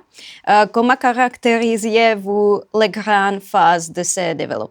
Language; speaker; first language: French; non-native, fluent; Czech